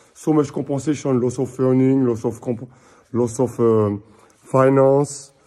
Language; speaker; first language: English; non-native, learner; French